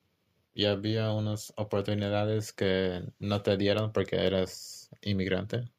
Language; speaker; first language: Spanish; early bilingual, heritage; English